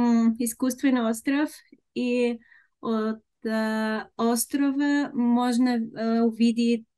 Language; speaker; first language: Russian; non-native, learner; Bulgarian